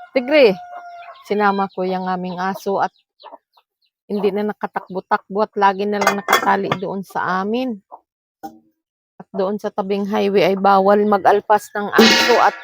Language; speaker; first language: Filipino; native; Filipino